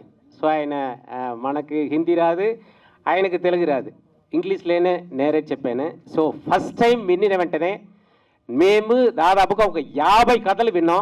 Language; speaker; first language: Telugu; native; Telugu